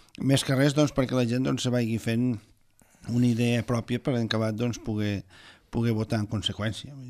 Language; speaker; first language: Catalan; native; Catalan